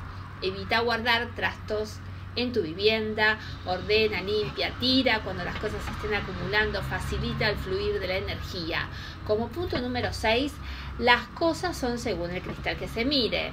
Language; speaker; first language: Spanish; native; Spanish